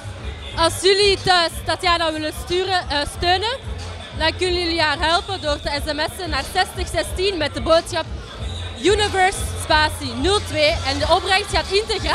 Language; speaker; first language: Dutch; native; Dutch